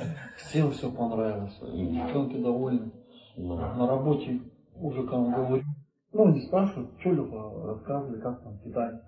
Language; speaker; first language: Russian; native; Russian